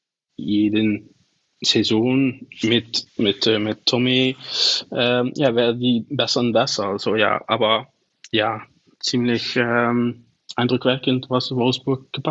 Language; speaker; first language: German; non-native, learner; Dutch